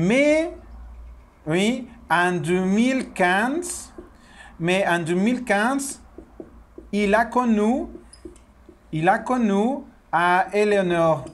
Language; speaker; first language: French; non-native, learner; Spanish